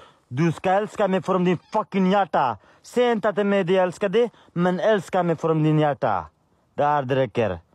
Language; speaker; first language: Swedish; non-native, learner; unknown